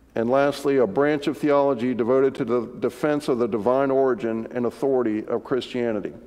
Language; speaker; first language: English; native; English